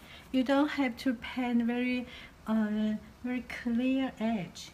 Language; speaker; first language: English; non-native, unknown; Chinese